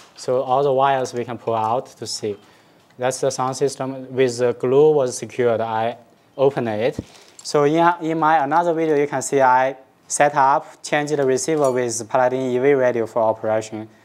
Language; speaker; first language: English; non-native, fluent; Chinese